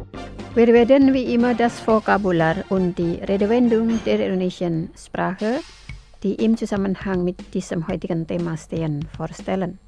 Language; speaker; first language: German; non-native, fluent; Indonesian